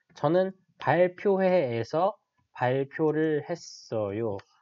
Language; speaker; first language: Korean; native; Korean